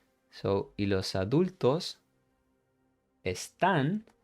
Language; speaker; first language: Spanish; non-native, fluent; English